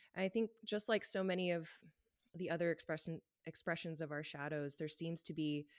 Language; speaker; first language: English; native; English